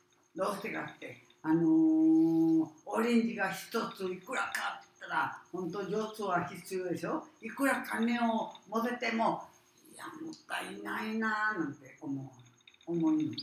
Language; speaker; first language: Japanese; non-native, learner; Spanish